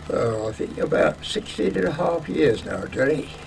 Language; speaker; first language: English; native; English